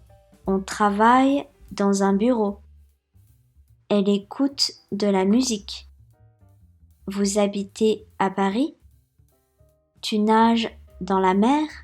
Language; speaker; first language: French; non-native, fluent; Japanese